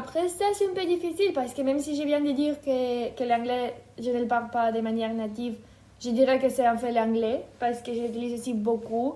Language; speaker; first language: French; non-native, fluent; Ukrainian